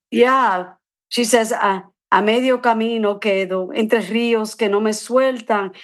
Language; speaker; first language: Spanish; early bilingual, other home language; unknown